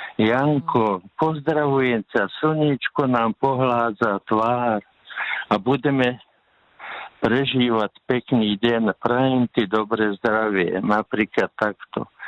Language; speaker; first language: Slovak; native; Slovak